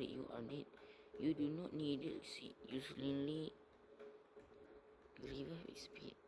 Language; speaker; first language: English; non-native, local second language; Malay